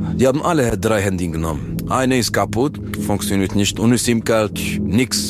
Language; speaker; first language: German; non-native, learner; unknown